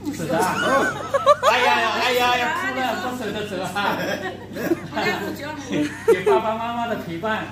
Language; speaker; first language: Chinese; native; Chinese